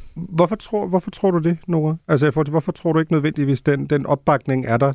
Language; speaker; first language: Danish; early bilingual, heritage; Danish